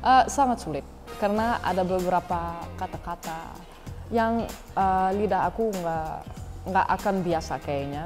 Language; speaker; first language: Indonesian; non-native, fluent; Dutch